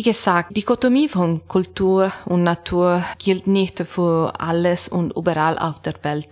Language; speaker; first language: German; non-native, learner; Italian